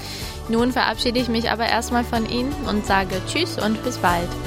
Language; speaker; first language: German; native; German